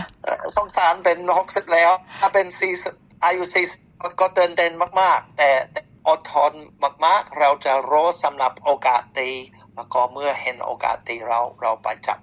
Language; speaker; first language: Thai; non-native, fluent; English